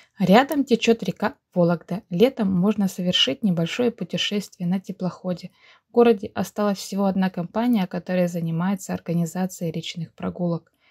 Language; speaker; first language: Russian; native; Russian